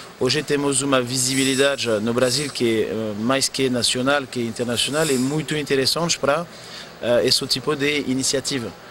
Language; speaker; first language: Portuguese; non-native, fluent; French